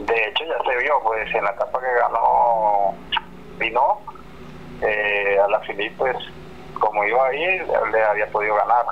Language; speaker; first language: Spanish; native; Spanish